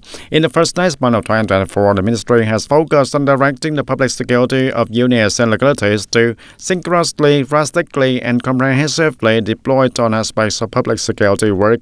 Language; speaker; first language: English; non-native, fluent; Vietnamese